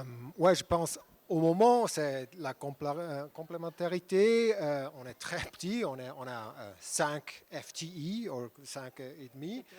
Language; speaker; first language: French; non-native, local second language; German